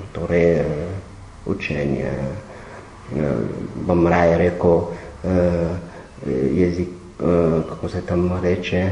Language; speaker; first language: Slovenian; non-native, fluent; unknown